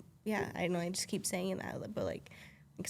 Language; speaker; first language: English; native; English